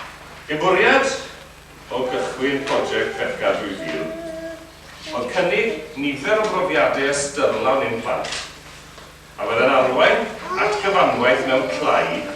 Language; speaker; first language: Welsh; native; Welsh